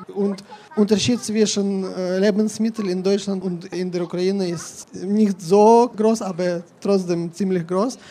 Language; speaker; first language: German; non-native, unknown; Ukrainian